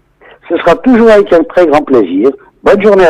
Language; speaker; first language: French; native; French